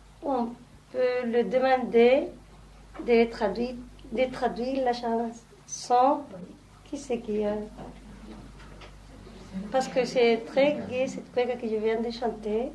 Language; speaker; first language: French; non-native, learner; Spanish